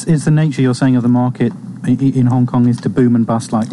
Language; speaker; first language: English; native; English